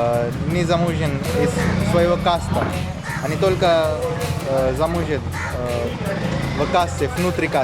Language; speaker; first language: Russian; non-native, learner; Hindi